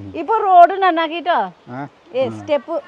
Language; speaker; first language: Malayalam; non-native, learner; Nepali